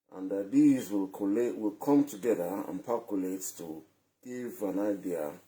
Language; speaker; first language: English; non-native, local second language; Yoruba